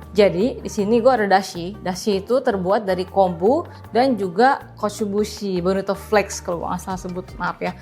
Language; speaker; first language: Indonesian; native; Indonesian